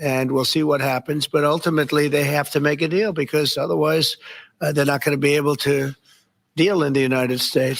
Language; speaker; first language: English; native; English